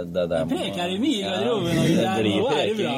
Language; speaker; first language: Norwegian; native; Norwegian